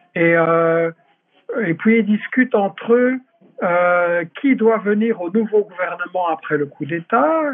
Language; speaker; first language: French; native; French